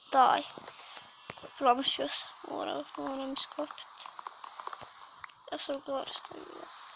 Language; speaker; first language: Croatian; early bilingual, heritage; Bosnian